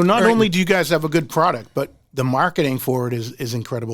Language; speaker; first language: English; native; English